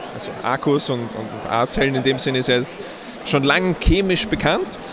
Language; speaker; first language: German; native; German